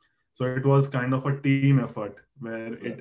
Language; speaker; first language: English; non-native, local second language; Marathi